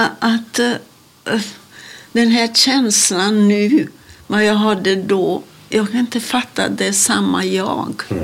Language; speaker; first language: Swedish; non-native, fluent; Hungarian